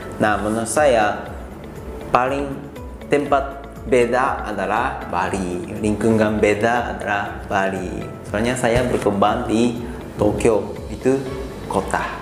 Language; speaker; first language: Indonesian; non-native, fluent; Japanese